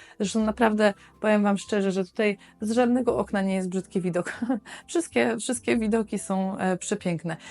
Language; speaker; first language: Polish; native; Polish